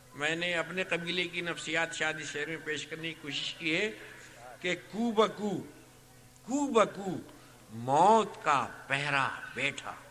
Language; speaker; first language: Urdu; native; Urdu